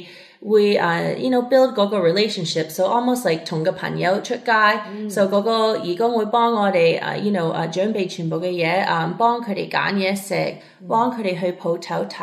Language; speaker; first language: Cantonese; early bilingual, heritage; Cantonese